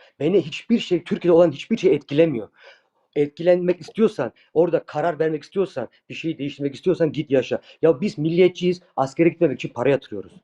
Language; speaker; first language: Turkish; early bilingual, heritage; Turkish